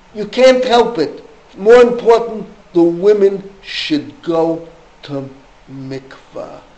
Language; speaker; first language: English; native; English